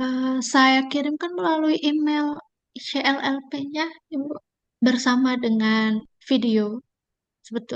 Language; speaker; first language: Indonesian; native; Indonesian